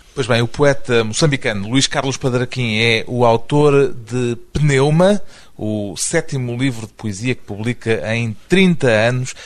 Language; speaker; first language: Portuguese; native; Portuguese